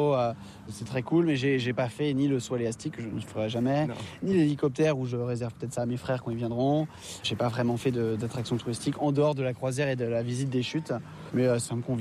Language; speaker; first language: French; native; French